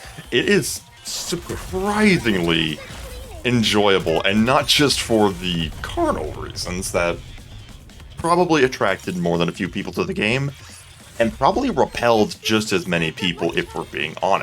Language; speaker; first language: English; native; English